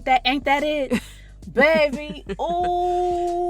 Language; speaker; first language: English; native; English